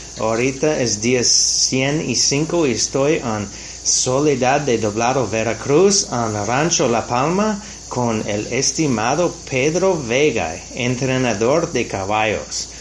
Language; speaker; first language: Spanish; non-native, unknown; English